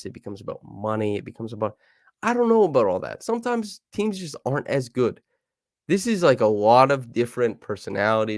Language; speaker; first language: English; native; English